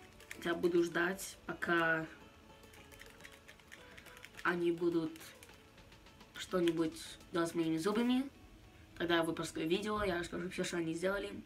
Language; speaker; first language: Russian; early bilingual, heritage; Russian